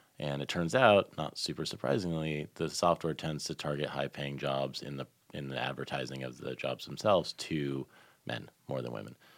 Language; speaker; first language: English; native; English